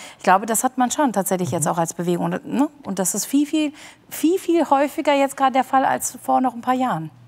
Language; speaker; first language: German; early bilingual, other home language; Turkish